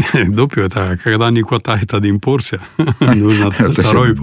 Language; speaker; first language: Russian; non-native, learner; Italian